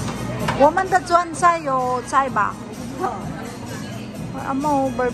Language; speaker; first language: Chinese; non-native, fluent; Filipino